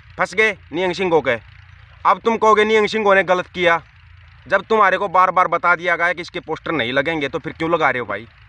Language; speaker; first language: Hindi; non-native, local second language; Punjabi